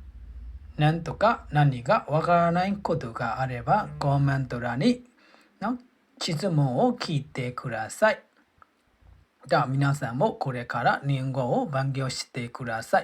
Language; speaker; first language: Japanese; non-native, fluent; Burmese